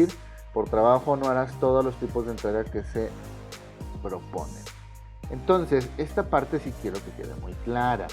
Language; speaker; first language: Spanish; native; Spanish